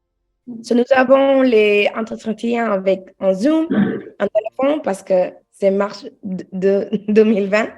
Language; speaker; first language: French; non-native, learner; English